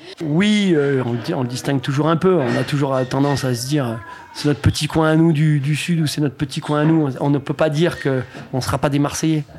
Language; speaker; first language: French; native; French